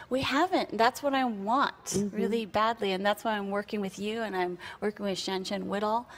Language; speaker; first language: English; native; English